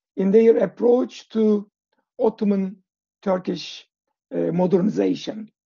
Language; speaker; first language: English; non-native, fluent; Turkish